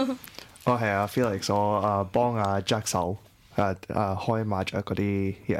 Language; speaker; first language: Chinese; early bilingual, heritage; Cantonese